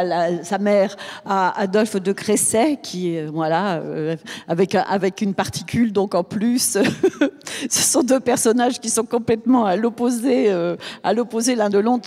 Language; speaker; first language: French; native; French